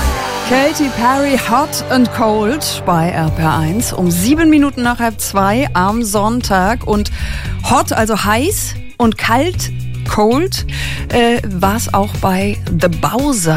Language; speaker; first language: German; native; German